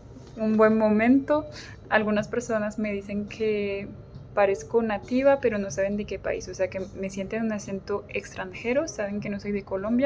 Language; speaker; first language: Spanish; non-native, fluent; French